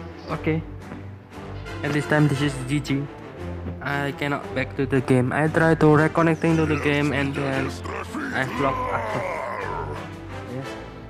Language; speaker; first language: English; non-native, learner; Indonesian